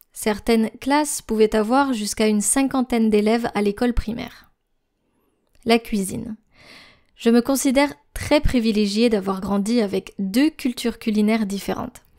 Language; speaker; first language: French; native; French